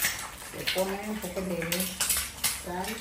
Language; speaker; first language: Spanish; non-native, learner; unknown